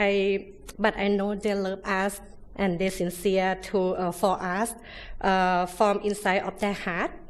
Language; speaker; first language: English; non-native, learner; Thai